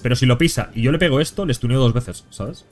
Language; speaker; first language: Spanish; native; Spanish